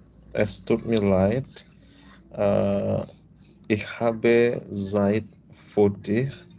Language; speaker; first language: German; non-native, learner; Indonesian